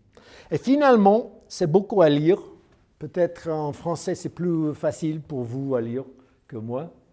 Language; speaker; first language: French; non-native, learner; English